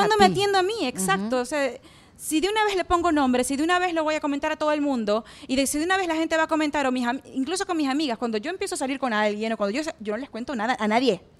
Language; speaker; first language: Spanish; native; Spanish